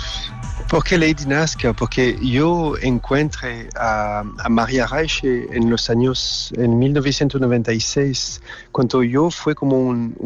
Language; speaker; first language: Spanish; non-native, learner; French